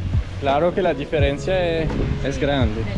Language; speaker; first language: Spanish; non-native, learner; French